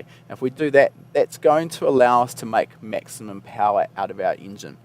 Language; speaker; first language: English; native; English